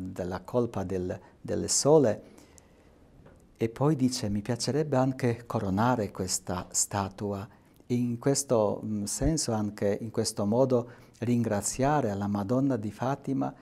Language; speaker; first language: Italian; non-native, fluent; Polish